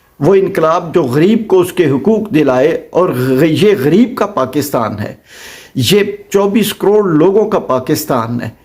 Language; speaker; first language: Urdu; non-native, local second language; Punjabi